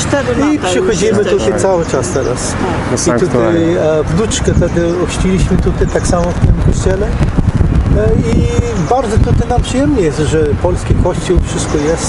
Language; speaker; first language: Polish; early bilingual, heritage; Polish